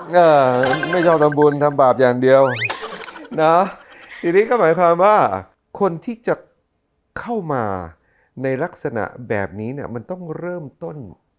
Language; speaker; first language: Thai; native; Thai